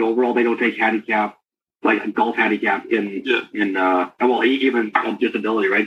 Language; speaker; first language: English; native; English